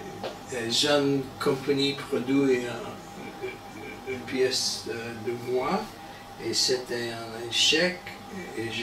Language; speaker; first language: French; non-native, learner; English